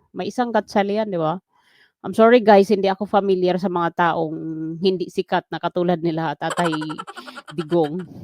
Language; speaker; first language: Filipino; non-native, local second language; Waray